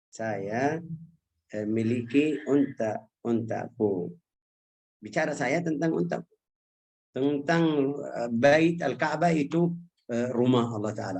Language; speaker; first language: Indonesian; non-native, fluent; Arabic